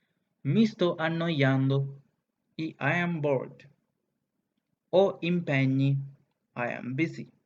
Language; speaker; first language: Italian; non-native, fluent; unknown